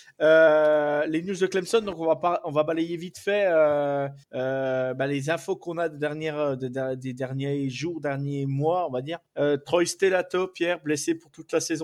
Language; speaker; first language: French; native; French